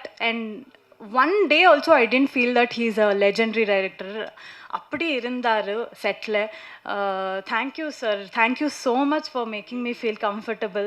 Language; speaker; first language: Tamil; non-native, learner; Kannada